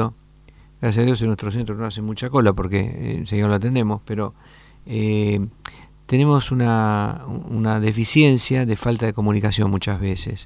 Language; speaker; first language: Spanish; native; Spanish